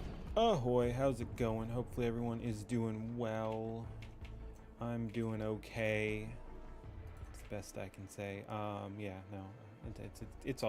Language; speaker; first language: English; native; English